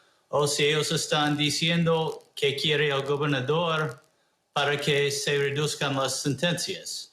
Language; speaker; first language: Spanish; early bilingual, heritage; Spanish